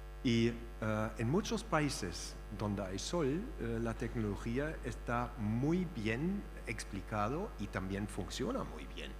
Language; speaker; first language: Spanish; non-native, fluent; German